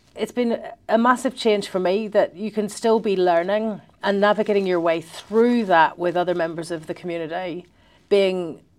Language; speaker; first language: English; native; English